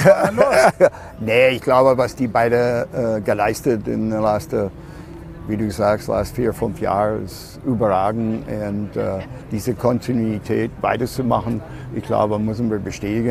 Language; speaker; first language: German; non-native, learner; English